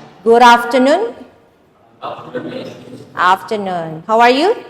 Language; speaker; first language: English; non-native, fluent; Indonesian